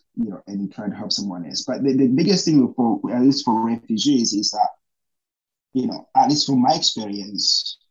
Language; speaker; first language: English; non-native, local second language; Rundi